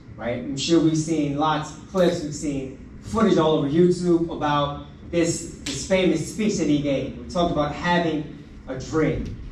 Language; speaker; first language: English; native; English